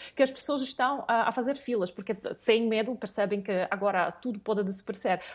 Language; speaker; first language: Portuguese; non-native, fluent; Russian